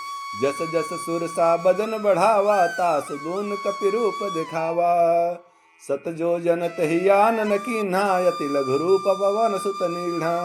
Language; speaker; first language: Hindi; native; Hindi